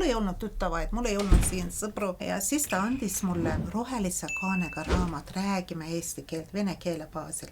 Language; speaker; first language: Estonian; non-native, fluent; Azerbaijani